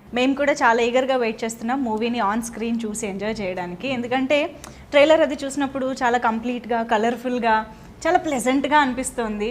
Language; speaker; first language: Telugu; native; Telugu